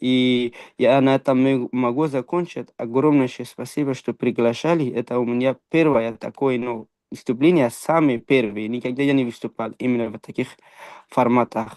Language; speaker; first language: Russian; non-native, fluent; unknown